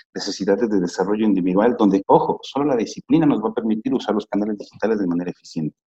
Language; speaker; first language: Spanish; native; Spanish